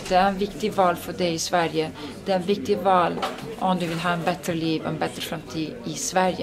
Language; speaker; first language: Swedish; non-native, fluent; Italian